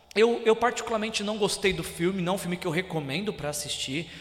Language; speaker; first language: Portuguese; native; Portuguese